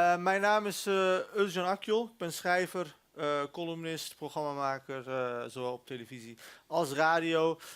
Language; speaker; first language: Dutch; early bilingual, other home language; Turkish